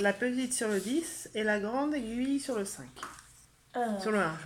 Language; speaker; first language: French; native; French